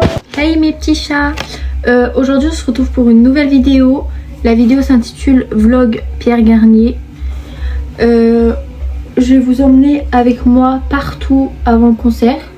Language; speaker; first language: French; native; French